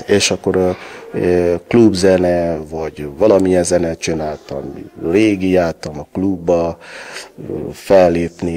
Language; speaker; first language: Hungarian; non-native, learner; Yoruba